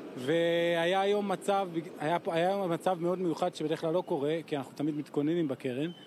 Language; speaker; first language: Hebrew; native; Hebrew